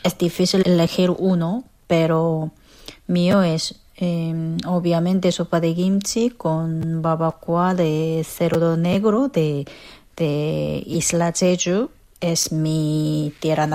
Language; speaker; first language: Spanish; non-native, fluent; Korean